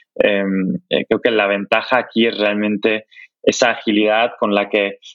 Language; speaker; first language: Spanish; non-native, fluent; German